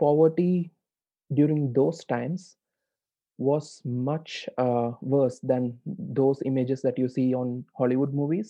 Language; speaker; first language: English; non-native, local second language; Tamil